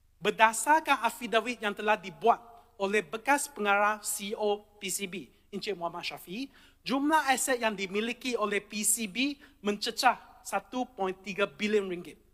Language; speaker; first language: Malay; non-native, local second language; Chinese